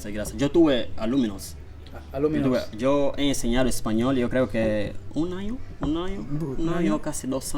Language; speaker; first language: Spanish; non-native, learner; Portuguese